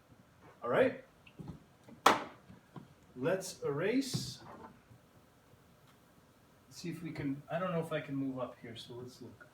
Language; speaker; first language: English; native; English